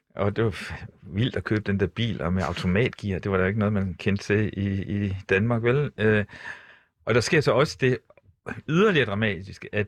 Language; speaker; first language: Danish; native; Danish